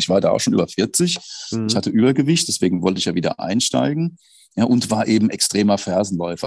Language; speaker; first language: German; native; German